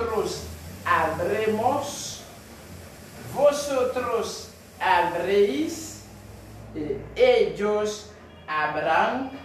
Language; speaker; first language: Spanish; non-native, fluent; Haitian Creole